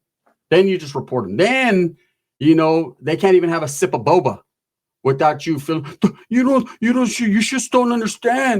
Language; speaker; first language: English; native; English